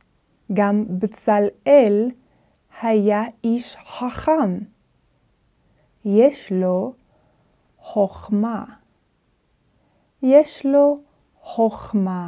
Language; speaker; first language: Hebrew; non-native, fluent; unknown